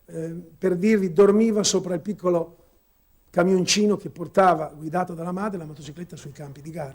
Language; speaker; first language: Italian; native; Italian